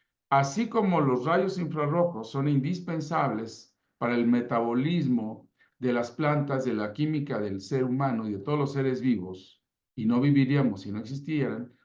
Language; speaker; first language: Spanish; native; Spanish